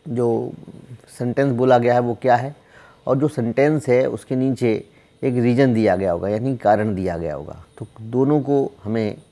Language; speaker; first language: Hindi; native; Hindi